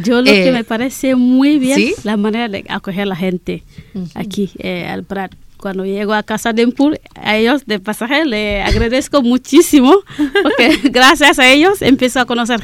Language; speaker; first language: Spanish; non-native, learner; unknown